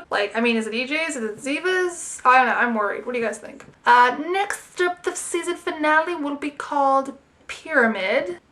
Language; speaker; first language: English; native; English